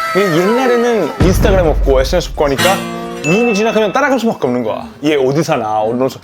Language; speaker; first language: Korean; non-native, fluent; Italian